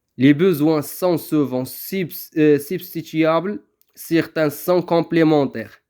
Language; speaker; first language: French; non-native, local second language; Arabic